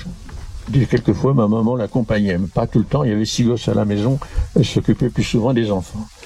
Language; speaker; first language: French; native; French